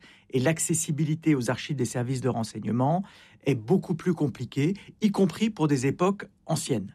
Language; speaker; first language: French; native; French